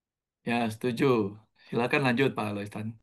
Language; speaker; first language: Indonesian; native; Indonesian